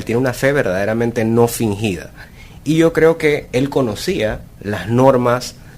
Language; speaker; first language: Spanish; native; Spanish